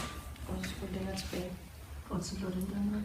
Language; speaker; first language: Danish; native; Danish